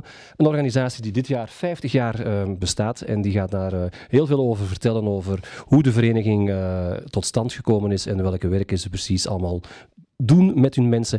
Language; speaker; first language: Dutch; native; Dutch